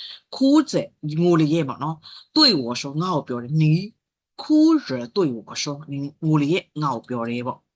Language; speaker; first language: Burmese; native; Burmese